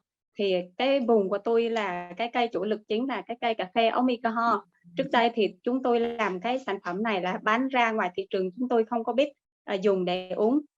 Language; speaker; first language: Vietnamese; native; Vietnamese